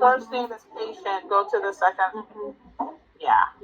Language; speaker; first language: English; native; English